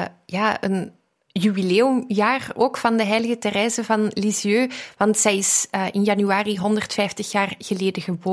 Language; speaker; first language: Dutch; native; Dutch